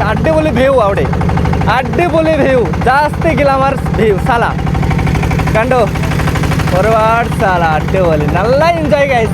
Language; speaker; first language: Malayalam; non-native, learner; Bangla